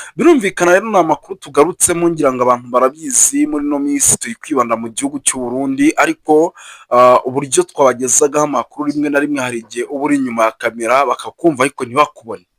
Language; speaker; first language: Kinyarwanda; native; Kinyarwanda